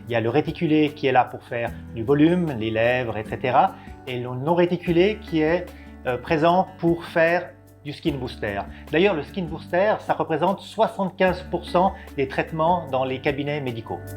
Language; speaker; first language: French; non-native, fluent; Italian